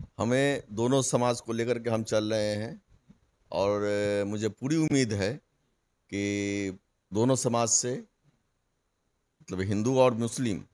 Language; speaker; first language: Hindi; native; Hindi